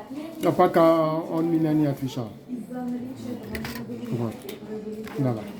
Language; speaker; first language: Russian; non-native, learner; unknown